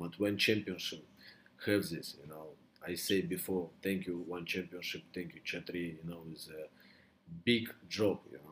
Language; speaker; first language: English; non-native, learner; Russian